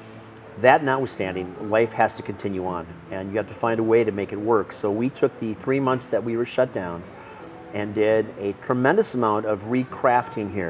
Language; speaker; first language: English; native; English